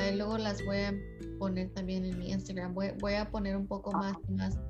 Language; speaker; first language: Spanish; early bilingual, heritage; Spanish